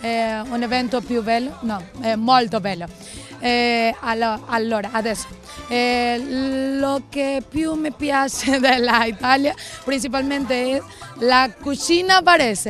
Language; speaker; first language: Italian; non-native, learner; Spanish